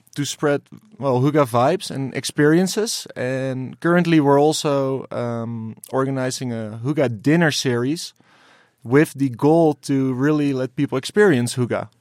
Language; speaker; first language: English; non-native, fluent; Dutch